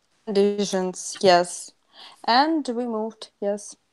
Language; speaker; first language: English; non-native, learner; Russian